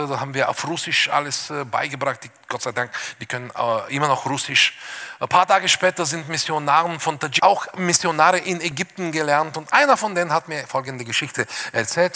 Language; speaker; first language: German; non-native, fluent; Bulgarian